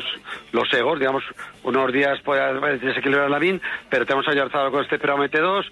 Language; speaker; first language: Spanish; native; Spanish